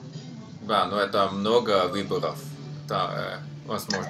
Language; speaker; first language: Russian; non-native, learner; Norwegian